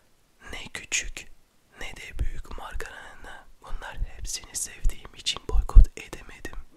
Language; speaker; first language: Turkish; early bilingual, heritage; French